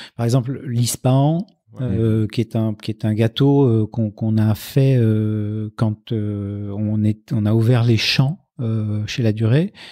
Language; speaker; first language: French; native; French